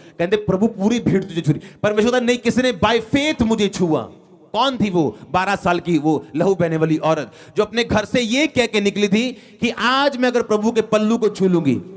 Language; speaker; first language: Hindi; non-native, local second language; Punjabi